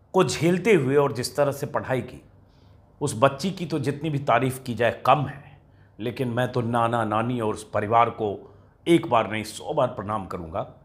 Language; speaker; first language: Hindi; native; Hindi